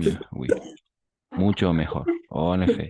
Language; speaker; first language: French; non-native, fluent; Spanish